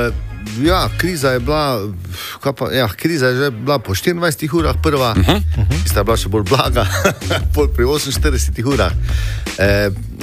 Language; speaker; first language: Slovenian; native; Slovenian